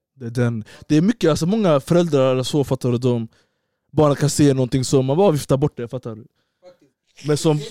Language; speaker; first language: Swedish; early bilingual, other home language; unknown